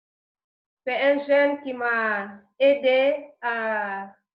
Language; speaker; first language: French; non-native, learner; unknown